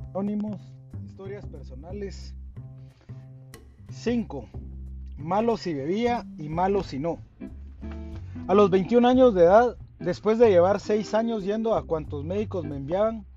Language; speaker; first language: Spanish; native; Spanish